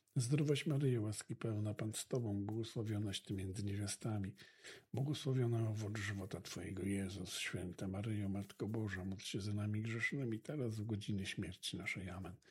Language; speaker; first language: Polish; native; Polish